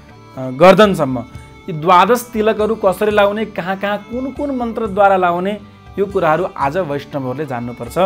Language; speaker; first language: Nepali; native; Nepali